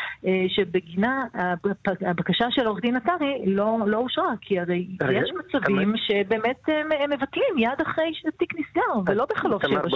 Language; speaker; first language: Hebrew; native; Hebrew